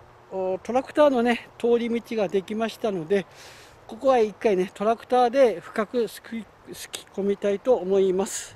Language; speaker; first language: Japanese; native; Japanese